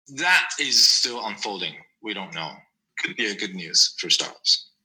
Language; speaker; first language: English; non-native, fluent; Chinese